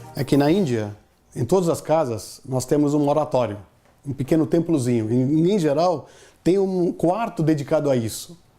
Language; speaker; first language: Portuguese; non-native, fluent; Telugu